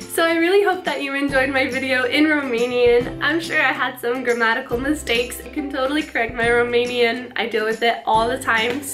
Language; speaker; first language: English; early bilingual, other home language; Romanian